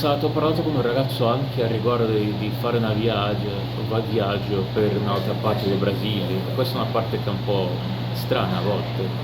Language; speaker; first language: Italian; non-native, learner; Portuguese